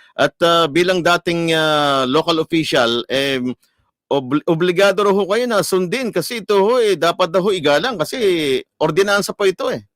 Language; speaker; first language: Filipino; native; Filipino